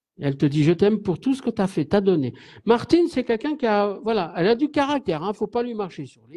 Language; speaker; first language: French; native; French